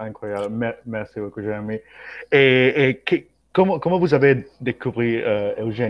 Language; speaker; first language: French; non-native, fluent; Spanish